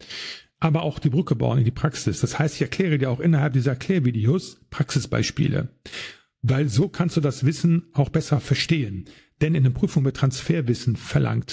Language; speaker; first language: German; native; German